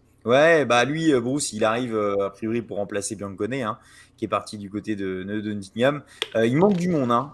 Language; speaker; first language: French; native; French